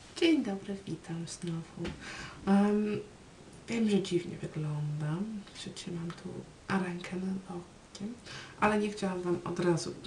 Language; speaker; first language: Polish; early bilingual, heritage; Polish